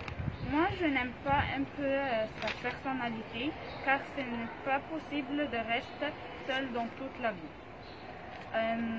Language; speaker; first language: French; non-native, learner; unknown